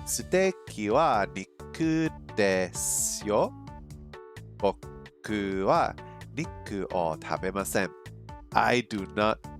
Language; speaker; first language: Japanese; non-native, learner; English